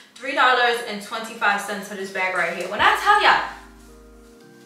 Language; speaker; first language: English; native; English